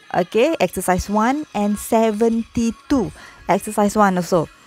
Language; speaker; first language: English; non-native, local second language; Malay